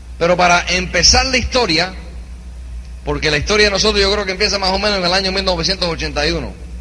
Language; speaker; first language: Spanish; early bilingual, heritage; Spanish